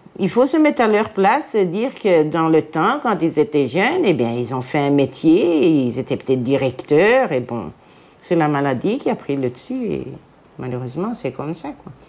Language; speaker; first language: French; native; French